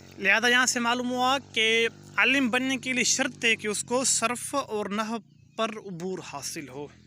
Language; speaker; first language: Urdu; non-native, local second language; Pashto